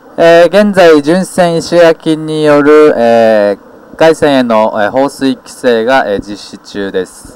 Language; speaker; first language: Japanese; native; Japanese